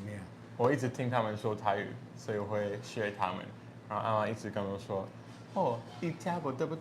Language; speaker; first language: Chinese; non-native, fluent; English